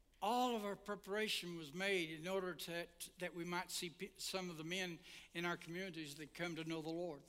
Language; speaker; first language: English; native; English